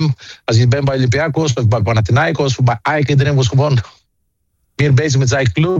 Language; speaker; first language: Dutch; non-native, fluent; Greek